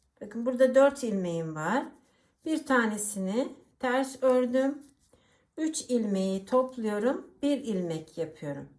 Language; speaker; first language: Turkish; native; Turkish